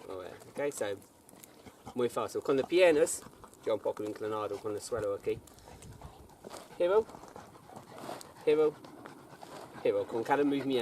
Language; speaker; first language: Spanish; non-native, learner; English